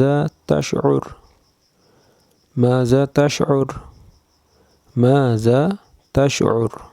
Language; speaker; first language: Arabic; non-native, fluent; Urdu